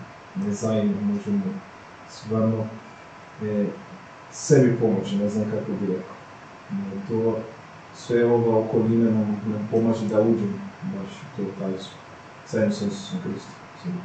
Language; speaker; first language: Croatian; non-native, fluent; Portuguese